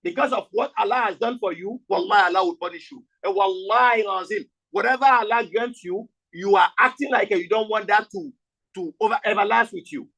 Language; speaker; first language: English; non-native, local second language; Yoruba